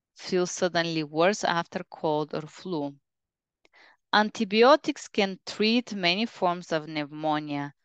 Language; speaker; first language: English; non-native, fluent; Bulgarian